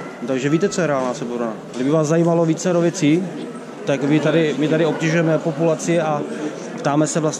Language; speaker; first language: Czech; native; Czech